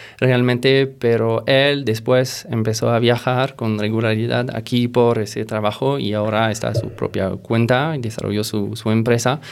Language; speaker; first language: Spanish; non-native, fluent; French